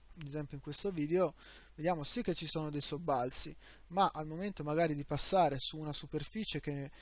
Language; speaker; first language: Italian; native; Italian